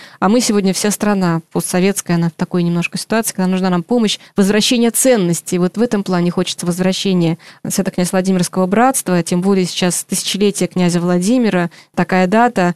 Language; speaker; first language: Russian; native; Russian